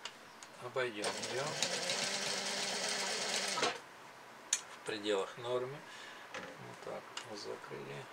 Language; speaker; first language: Russian; native; Russian